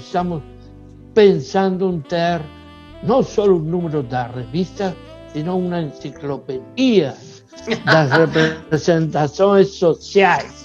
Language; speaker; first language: Portuguese; non-native, fluent; Spanish